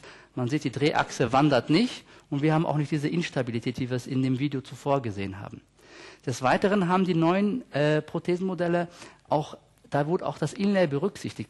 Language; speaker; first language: German; native; German